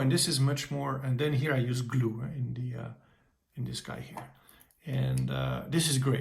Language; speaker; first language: English; native; English